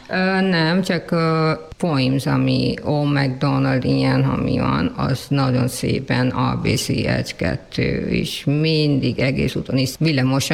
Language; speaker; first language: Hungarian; non-native, learner; Urdu